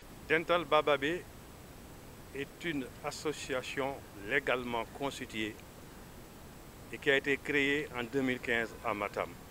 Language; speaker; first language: French; non-native, local second language; Fula